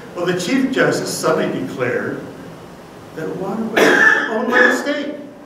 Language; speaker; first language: English; native; English